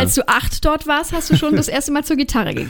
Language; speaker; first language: German; native; German